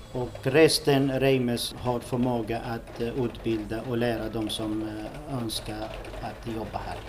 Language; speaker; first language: Swedish; non-native, fluent; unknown